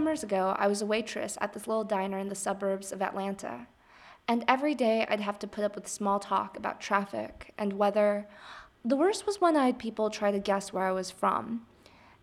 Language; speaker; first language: English; early bilingual, other home language; Chinese